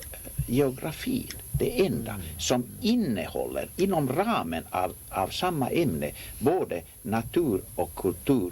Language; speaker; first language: Swedish; non-native, local second language; Finnish